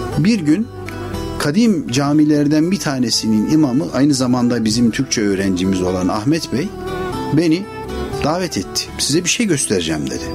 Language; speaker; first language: Turkish; native; Turkish